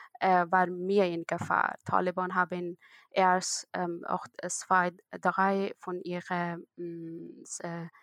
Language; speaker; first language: German; non-native, learner; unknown